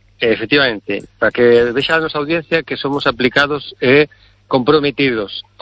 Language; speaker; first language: Galician; native; Galician